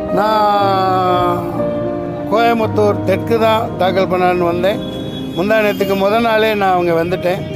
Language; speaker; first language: Tamil; native; Tamil